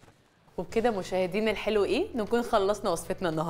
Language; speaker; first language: Arabic; native; Arabic